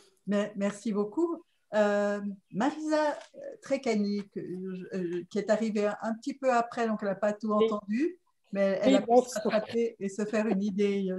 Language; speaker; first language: French; native; French